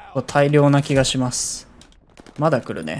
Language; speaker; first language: Japanese; native; Japanese